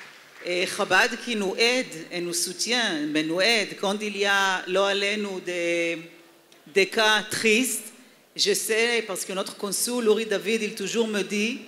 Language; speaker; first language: French; non-native, fluent; Hebrew